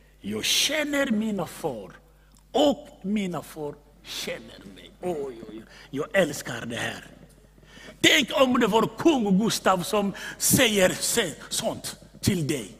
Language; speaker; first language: Swedish; non-native, fluent; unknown